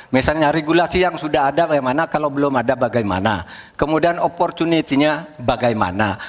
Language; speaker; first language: Indonesian; native; Indonesian